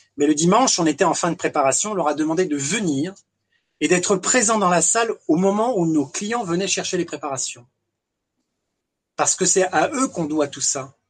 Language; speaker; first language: French; native; French